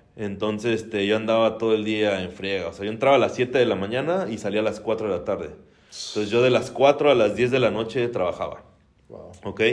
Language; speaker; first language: Spanish; native; Spanish